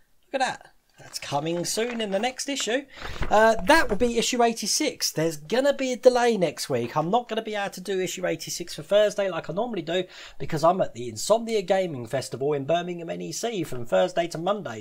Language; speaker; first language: English; native; English